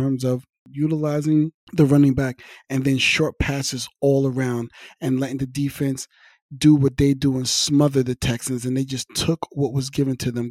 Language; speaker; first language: English; native; English